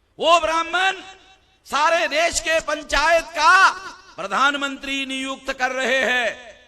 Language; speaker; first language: Hindi; non-native, local second language; Marathi